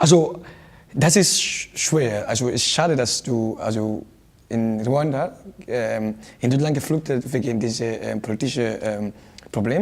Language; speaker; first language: German; non-native, learner; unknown